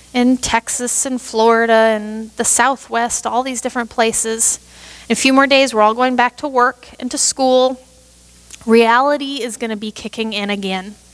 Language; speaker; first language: English; native; English